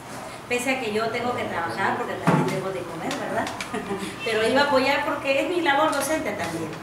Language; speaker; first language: Spanish; native; Spanish